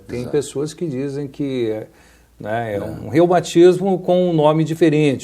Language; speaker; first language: Portuguese; native; Portuguese